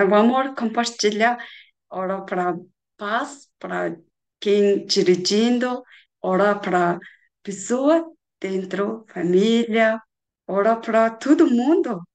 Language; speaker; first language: Portuguese; non-native, learner; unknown